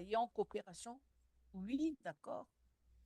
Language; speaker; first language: French; non-native, local second language; Malagasy